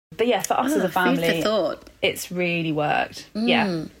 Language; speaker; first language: English; native; English